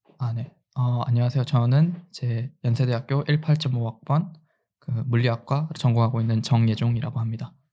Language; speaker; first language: Korean; early bilingual, heritage; Korean